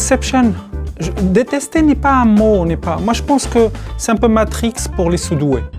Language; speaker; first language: French; non-native, local second language; Arabic